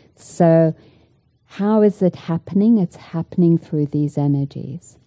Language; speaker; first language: English; native; English